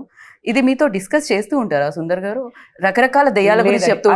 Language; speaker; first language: Telugu; native; Telugu